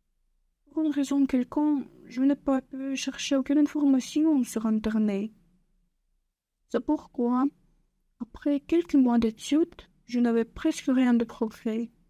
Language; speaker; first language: French; non-native, learner; Russian